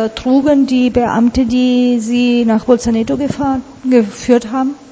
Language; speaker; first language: German; non-native, fluent; Italian